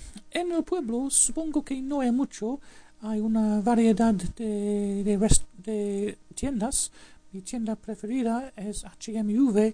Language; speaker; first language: Spanish; non-native, fluent; English